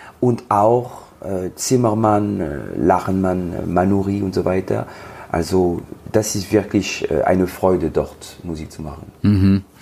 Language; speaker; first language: German; non-native, learner; French